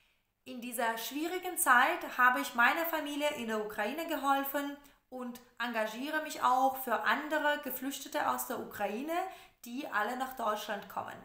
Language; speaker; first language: German; non-native, fluent; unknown